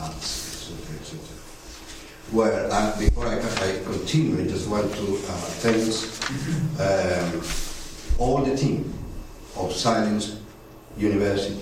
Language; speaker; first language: English; non-native, fluent; Spanish